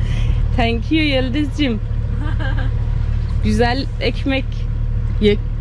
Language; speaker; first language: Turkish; non-native, learner; Persian